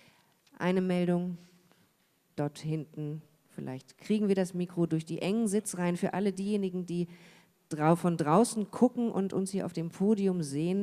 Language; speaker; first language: German; native; German